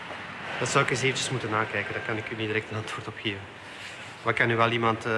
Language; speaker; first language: Dutch; native; Dutch